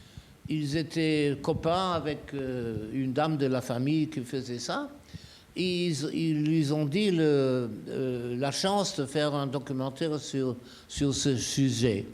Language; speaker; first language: French; non-native, fluent; German